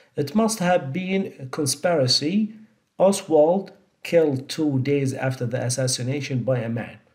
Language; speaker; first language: English; non-native, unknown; Arabic